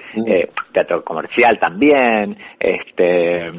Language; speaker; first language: Spanish; native; Spanish